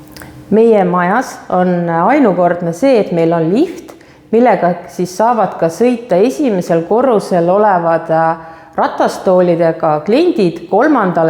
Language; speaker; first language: Estonian; non-native, local second language; Russian